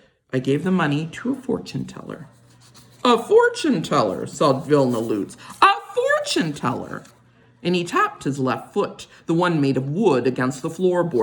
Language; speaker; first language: English; native; English